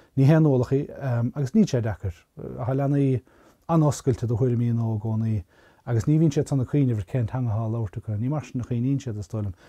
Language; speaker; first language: Irish; native; Irish